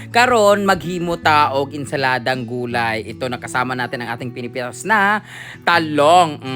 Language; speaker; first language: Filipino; non-native, local second language; Cebuano